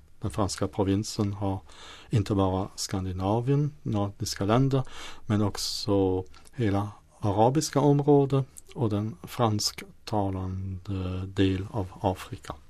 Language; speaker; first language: Swedish; non-native, fluent; French